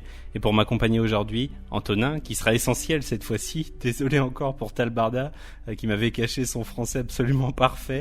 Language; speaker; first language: French; native; French